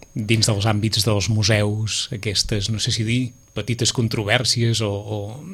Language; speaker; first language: Catalan; native; Catalan